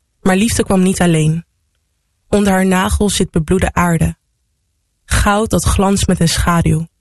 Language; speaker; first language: Dutch; native; Dutch